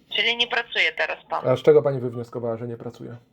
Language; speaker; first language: Polish; native; Polish